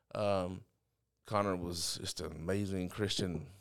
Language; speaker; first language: English; native; English